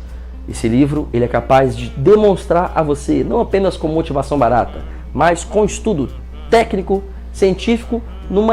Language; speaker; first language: Portuguese; native; Portuguese